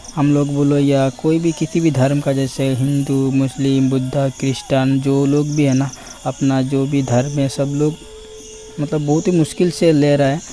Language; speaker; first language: Hindi; non-native, local second language; Bangla